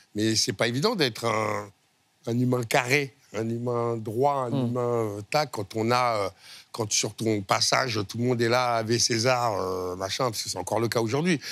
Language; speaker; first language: French; native; French